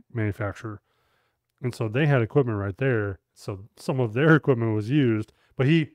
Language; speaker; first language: English; native; English